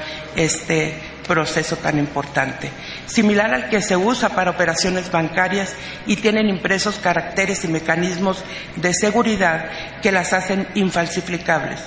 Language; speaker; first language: Spanish; native; Spanish